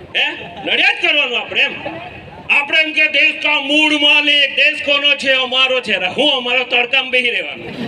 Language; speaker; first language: Gujarati; non-native, local second language; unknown